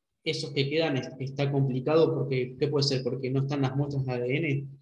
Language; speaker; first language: Spanish; native; Spanish